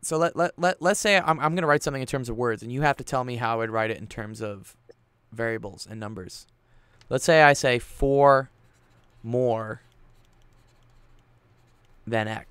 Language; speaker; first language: English; native; English